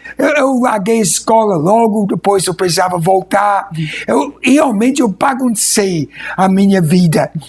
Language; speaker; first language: Portuguese; non-native, fluent; English